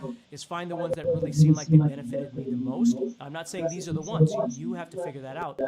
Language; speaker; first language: English; native; English